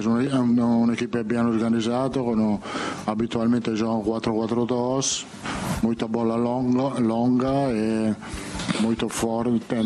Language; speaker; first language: Portuguese; non-native, fluent; Italian